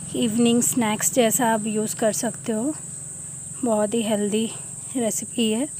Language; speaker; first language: Hindi; non-native, local second language; Bangla